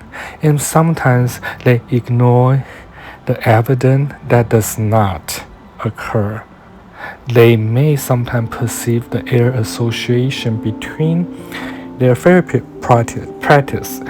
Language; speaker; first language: English; non-native, fluent; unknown